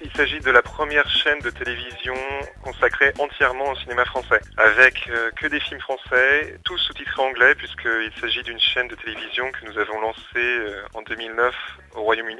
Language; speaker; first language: French; native; French